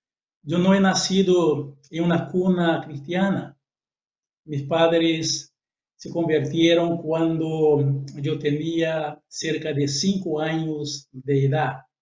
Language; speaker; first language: Spanish; non-native, fluent; Portuguese